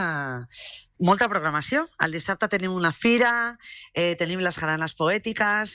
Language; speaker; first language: Catalan; non-native, local second language; Spanish